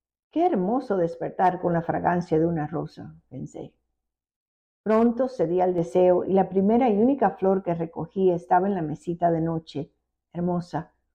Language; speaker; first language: Spanish; early bilingual, heritage; Spanish